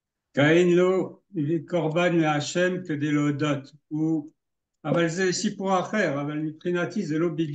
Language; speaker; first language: Hebrew; non-native, fluent; French